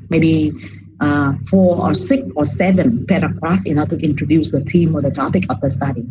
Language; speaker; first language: English; non-native, fluent; Vietnamese